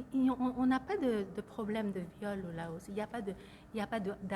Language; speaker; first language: French; non-native, fluent; Lao